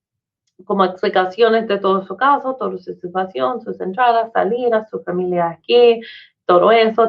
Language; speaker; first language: Spanish; non-native, fluent; English